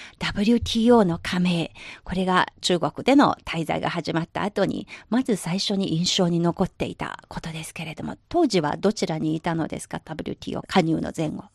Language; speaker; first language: Japanese; non-native, fluent; Chinese